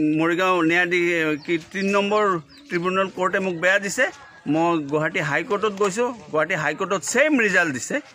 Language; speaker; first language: Assamese; non-native, local second language; Bangla